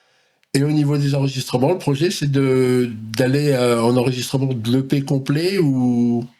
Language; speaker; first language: French; native; French